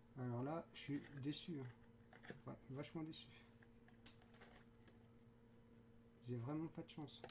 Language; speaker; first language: French; native; French